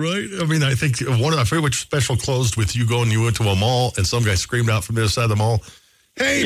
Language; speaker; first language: English; native; English